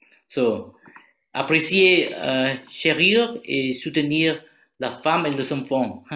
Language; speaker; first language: French; non-native, learner; Vietnamese